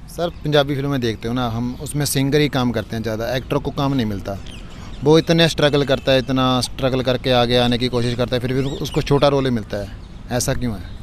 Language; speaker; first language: Hindi; non-native, local second language; Punjabi